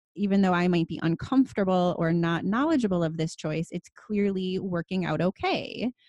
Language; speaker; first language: English; native; English